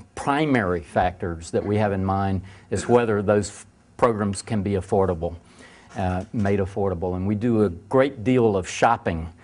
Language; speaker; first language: English; native; English